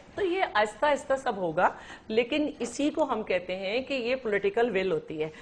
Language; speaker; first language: Urdu; native; Urdu